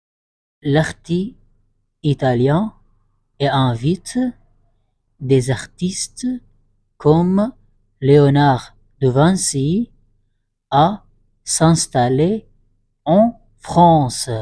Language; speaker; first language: French; non-native, fluent; Arabic